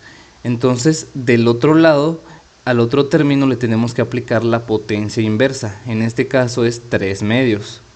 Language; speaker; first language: Spanish; native; Spanish